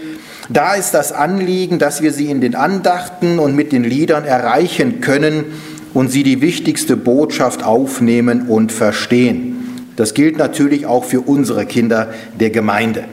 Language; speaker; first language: German; native; German